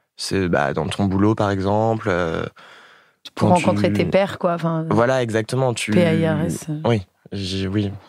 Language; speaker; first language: French; native; French